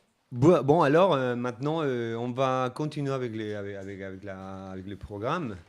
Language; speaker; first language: French; non-native, fluent; Spanish